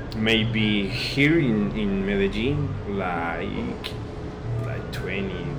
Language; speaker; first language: English; non-native, learner; Spanish